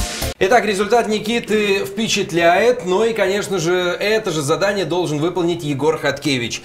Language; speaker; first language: Russian; native; Russian